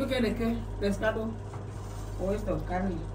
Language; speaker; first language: Spanish; non-native, learner; Filipino